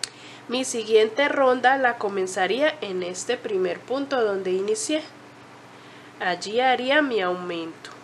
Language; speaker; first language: Spanish; native; Spanish